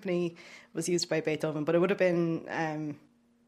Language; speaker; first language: English; native; English